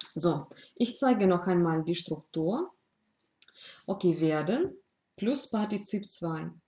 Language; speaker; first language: German; non-native, fluent; Russian